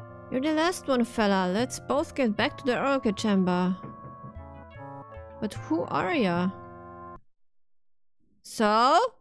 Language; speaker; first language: English; non-native, fluent; German